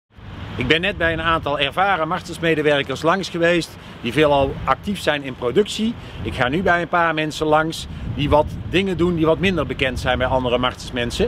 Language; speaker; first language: Dutch; native; Dutch